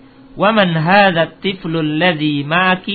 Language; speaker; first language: Arabic; non-native, fluent; Indonesian